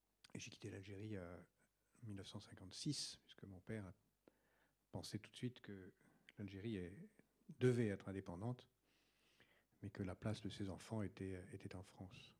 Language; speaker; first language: French; native; French